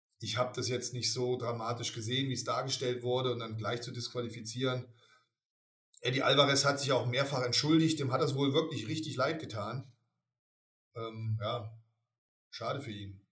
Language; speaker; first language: German; native; German